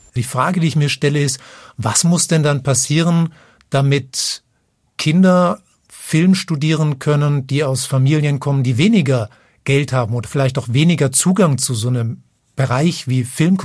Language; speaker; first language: German; native; German